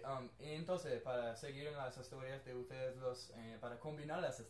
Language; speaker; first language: Spanish; non-native, learner; English